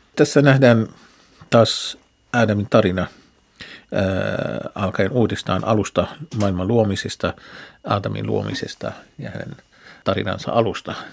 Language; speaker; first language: Finnish; non-native, fluent; Arabic